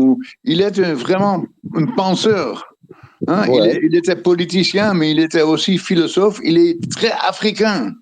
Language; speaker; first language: French; non-native, fluent; Dutch